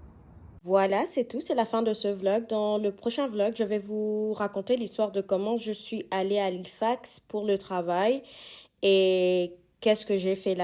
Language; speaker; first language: French; non-native, fluent; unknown